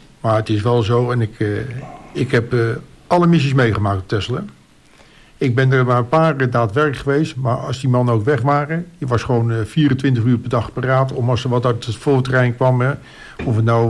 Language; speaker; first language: Dutch; native; Dutch